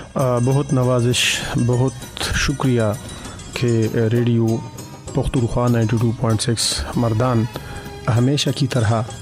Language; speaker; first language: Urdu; non-native, local second language; Pashto